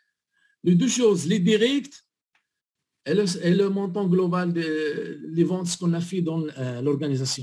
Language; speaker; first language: French; non-native, learner; Arabic